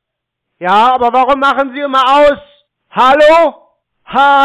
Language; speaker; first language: German; native; German